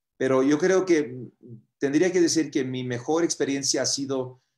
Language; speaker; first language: Spanish; early bilingual, other home language; English